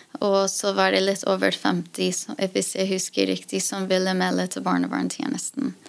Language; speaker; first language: Norwegian; non-native, fluent; English